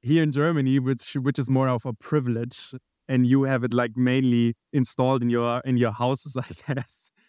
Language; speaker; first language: English; non-native, fluent; German